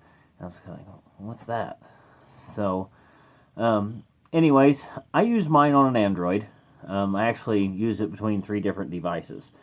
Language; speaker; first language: English; native; English